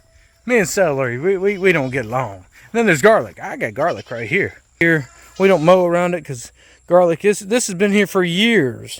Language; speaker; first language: English; native; English